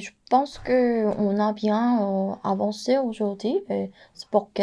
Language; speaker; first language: French; non-native, fluent; Korean